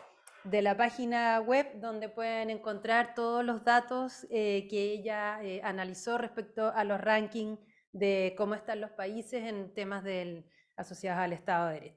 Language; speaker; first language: Spanish; native; Spanish